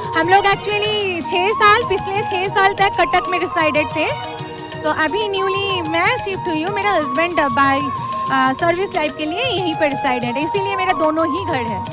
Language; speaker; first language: Hindi; non-native, local second language; Bangla